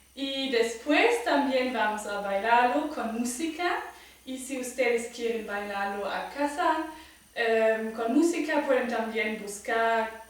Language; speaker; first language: Spanish; non-native, fluent; German